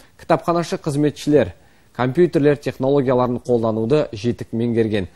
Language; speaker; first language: Kazakh; native; Kazakh